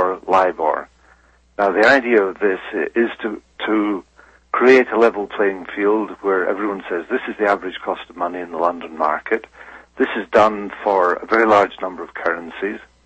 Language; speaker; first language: English; native; English